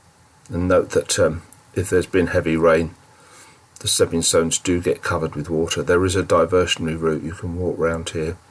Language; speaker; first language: English; native; English